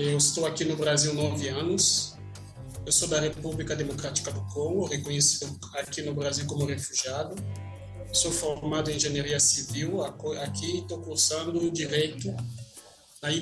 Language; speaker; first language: Portuguese; non-native, fluent; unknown